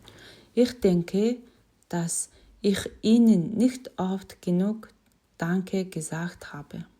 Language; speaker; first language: German; non-native, learner; Mongolian